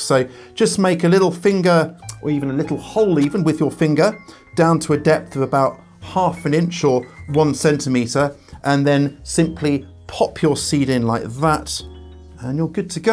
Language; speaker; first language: English; native; English